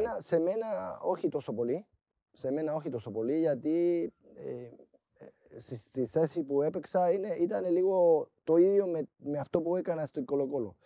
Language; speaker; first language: Greek; non-native, fluent; Spanish